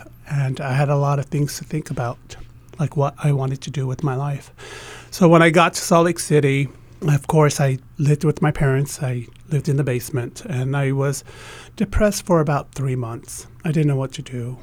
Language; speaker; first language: English; native; English